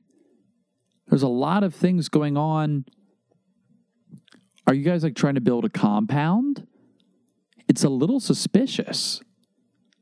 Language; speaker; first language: English; native; English